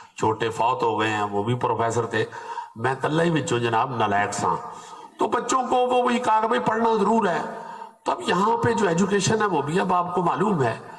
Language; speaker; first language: Urdu; non-native, local second language; Punjabi